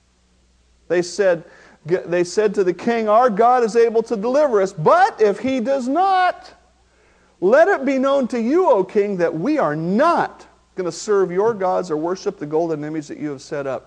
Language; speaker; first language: English; native; English